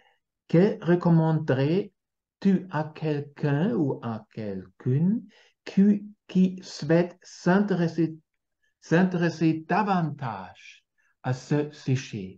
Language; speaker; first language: French; non-native, fluent; German